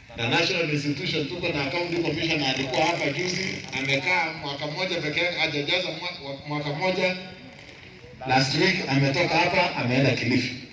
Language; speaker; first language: Swahili; non-native, local second language; Kalenjin